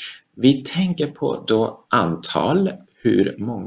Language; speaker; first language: Swedish; non-native, fluent; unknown